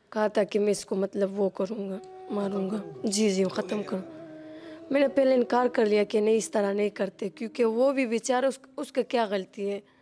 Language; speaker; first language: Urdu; non-native, local second language; Pashto